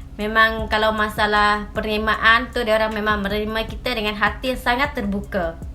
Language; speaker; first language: Malay; native; Malay